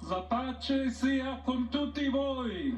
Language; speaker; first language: Italian; non-native, fluent; English